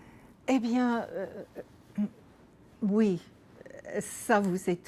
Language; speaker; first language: French; non-native, fluent; English